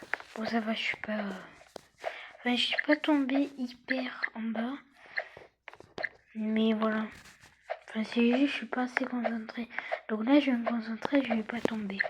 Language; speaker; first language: French; native; French